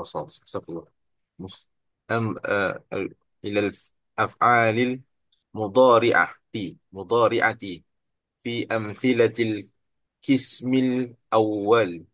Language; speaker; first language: Arabic; non-native, learner; Malay